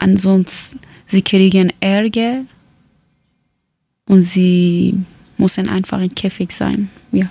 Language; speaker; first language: German; non-native, learner; Persian